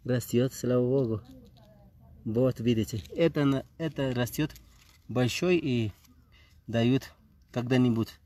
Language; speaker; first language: Russian; non-native, learner; Spanish